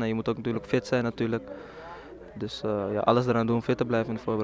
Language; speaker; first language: Dutch; native; Dutch